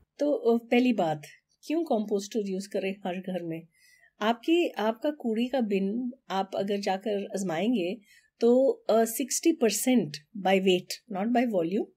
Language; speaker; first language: Hindi; non-native, local second language; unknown